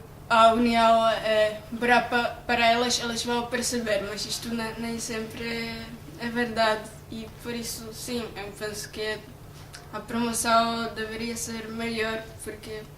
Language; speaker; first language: Portuguese; non-native, fluent; Czech